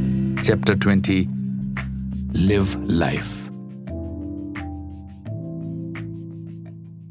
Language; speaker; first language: English; non-native, local second language; Kashmiri